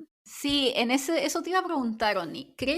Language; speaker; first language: Spanish; native; Spanish